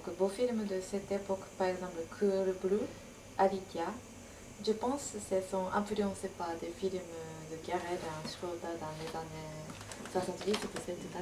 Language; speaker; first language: French; non-native, fluent; Japanese